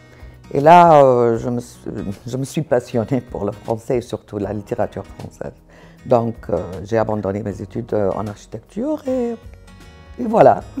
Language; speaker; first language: French; non-native, fluent; Arabic